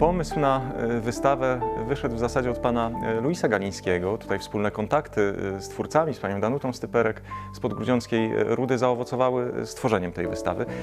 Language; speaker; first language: Polish; native; Polish